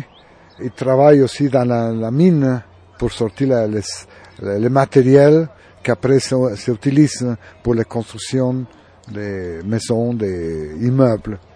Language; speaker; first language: French; non-native, learner; Spanish